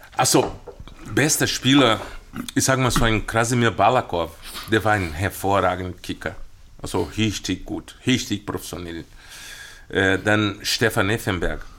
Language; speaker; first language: German; non-native, fluent; Portuguese